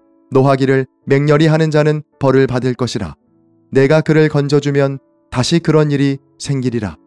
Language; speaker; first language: Korean; native; Korean